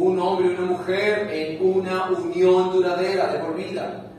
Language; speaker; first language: Spanish; native; Spanish